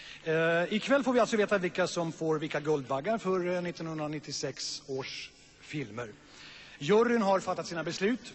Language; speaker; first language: Swedish; native; Swedish